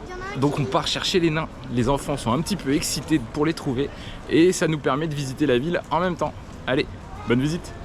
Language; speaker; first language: French; native; French